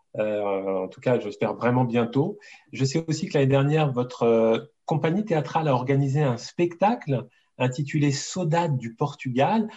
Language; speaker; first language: French; native; French